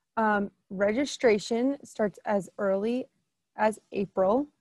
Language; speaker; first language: English; native; English